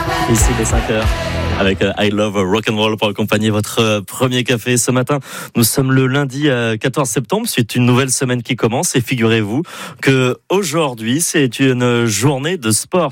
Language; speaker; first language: French; native; French